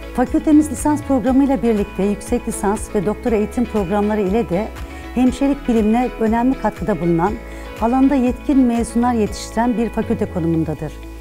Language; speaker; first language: Turkish; native; Turkish